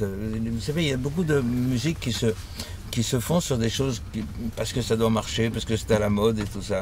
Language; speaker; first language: French; early bilingual, other home language; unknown